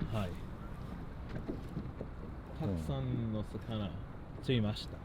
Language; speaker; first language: Japanese; non-native, learner; English